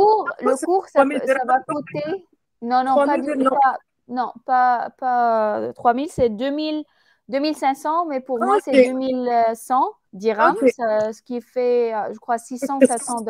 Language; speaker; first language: French; non-native, fluent; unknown